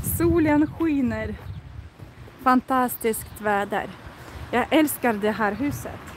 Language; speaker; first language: Swedish; non-native, fluent; Russian